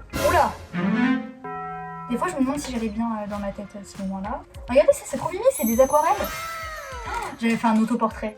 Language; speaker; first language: French; native; French